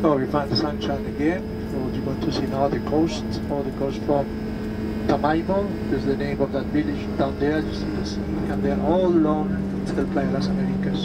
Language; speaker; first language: English; non-native, fluent; Spanish